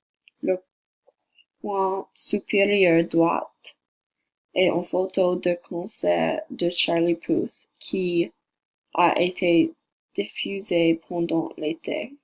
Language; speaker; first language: French; non-native, learner; English